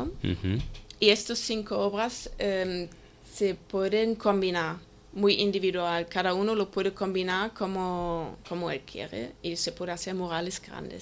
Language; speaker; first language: Spanish; non-native, fluent; German